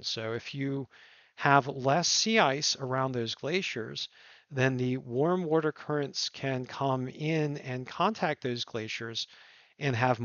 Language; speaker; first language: English; native; English